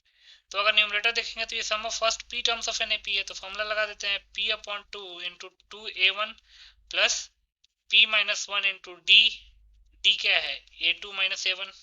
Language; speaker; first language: Hindi; native; Hindi